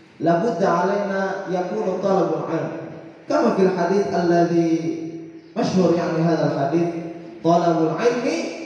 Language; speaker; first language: Arabic; non-native, learner; Indonesian